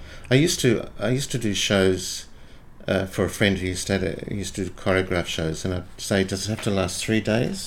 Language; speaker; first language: English; native; English